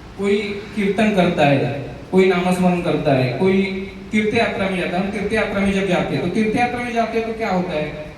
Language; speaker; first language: Hindi; non-native, local second language; Marathi